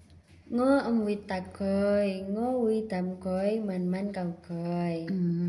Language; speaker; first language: Cantonese; non-native, learner; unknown